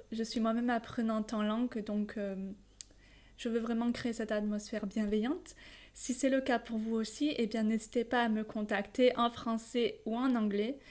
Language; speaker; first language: French; native; French